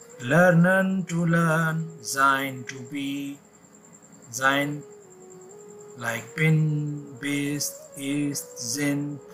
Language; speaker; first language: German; non-native, fluent; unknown